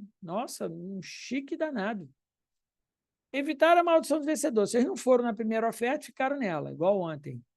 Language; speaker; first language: Portuguese; native; Portuguese